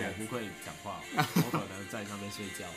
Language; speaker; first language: Chinese; non-native, local second language; Cantonese